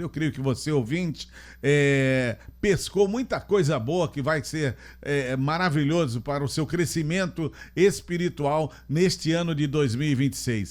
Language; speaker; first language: Portuguese; native; Portuguese